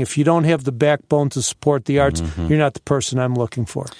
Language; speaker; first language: English; native; English